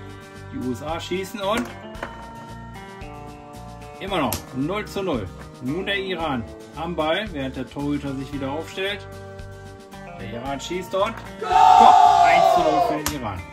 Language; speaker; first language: German; native; German